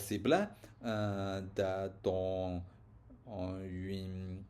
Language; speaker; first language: French; non-native, learner; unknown